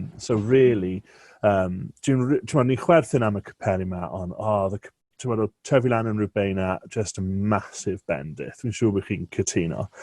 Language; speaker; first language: Welsh; non-native, local second language; English